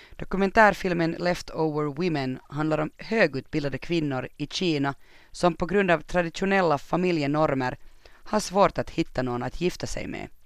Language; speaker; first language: Swedish; native; Swedish